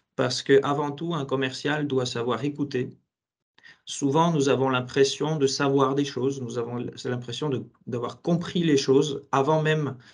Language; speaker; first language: French; non-native, fluent; Georgian